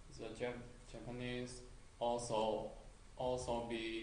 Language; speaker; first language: English; non-native, learner; Chinese